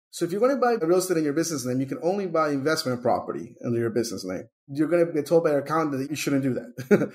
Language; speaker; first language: English; early bilingual, other home language; Spanish